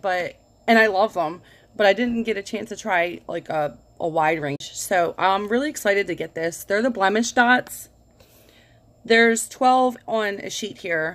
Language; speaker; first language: English; native; English